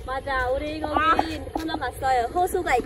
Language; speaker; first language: Korean; non-native, fluent; Khmer